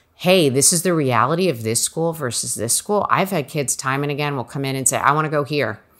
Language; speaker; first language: English; native; English